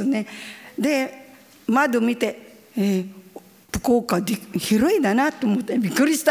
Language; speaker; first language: Japanese; non-native, learner; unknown